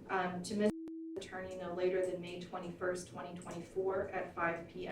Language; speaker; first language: English; native; English